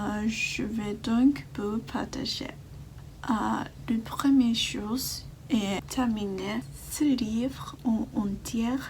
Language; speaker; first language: French; non-native, learner; Japanese